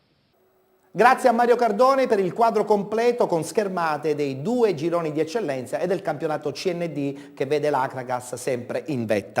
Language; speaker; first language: Italian; native; Italian